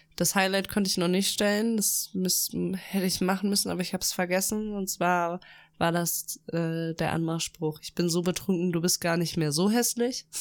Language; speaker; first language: German; early bilingual, other home language; Russian